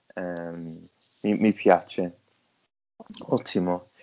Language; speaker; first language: Italian; non-native, learner; English